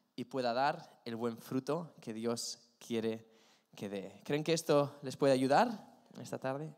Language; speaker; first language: Spanish; native; Spanish